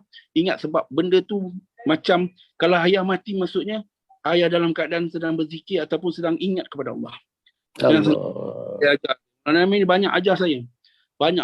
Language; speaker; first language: Indonesian; non-native, local second language; Malay